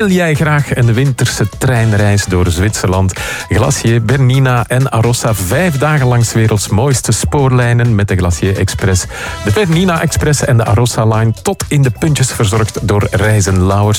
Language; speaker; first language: Dutch; native; Dutch